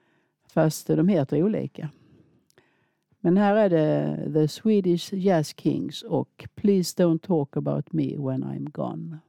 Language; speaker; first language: Swedish; native; Swedish